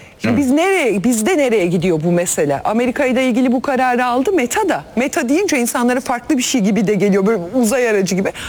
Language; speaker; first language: Turkish; native; Turkish